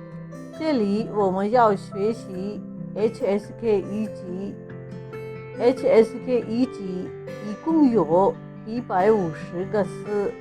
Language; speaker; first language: Chinese; non-native, fluent; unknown